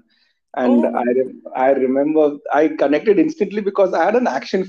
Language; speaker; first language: English; non-native, local second language; Hindi